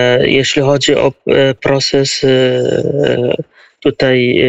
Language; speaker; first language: Polish; non-native, learner; Kurdish